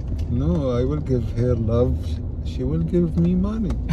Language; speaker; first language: English; non-native, learner; Arabic